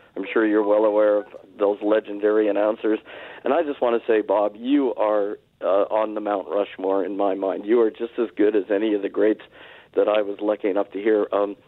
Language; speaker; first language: English; native; English